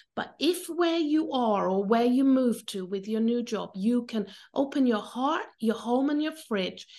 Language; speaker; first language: English; native; English